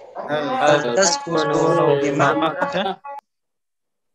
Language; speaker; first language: Arabic; non-native, learner; Indonesian